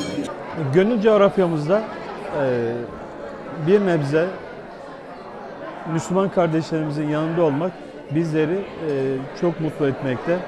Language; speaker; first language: Turkish; native; Turkish